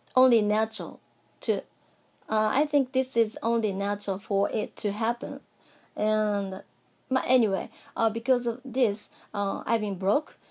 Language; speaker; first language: English; non-native, fluent; Japanese